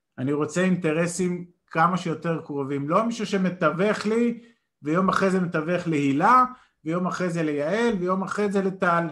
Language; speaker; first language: Hebrew; native; Hebrew